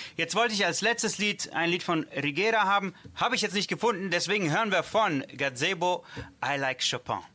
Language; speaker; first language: German; early bilingual, other home language; Italian